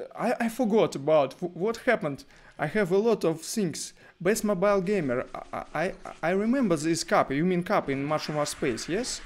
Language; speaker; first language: English; non-native, learner; Russian